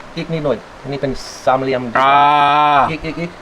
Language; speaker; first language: Thai; non-native, learner; Hebrew